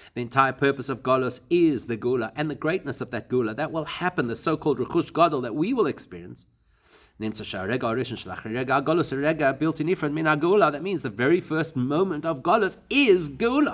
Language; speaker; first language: English; native; English